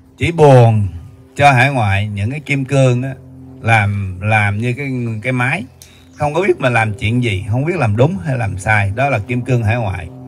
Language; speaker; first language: Vietnamese; native; Vietnamese